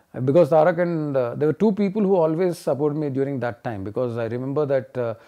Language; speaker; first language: English; non-native, local second language; Telugu